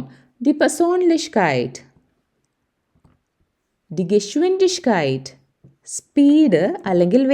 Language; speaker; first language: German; non-native, fluent; Malayalam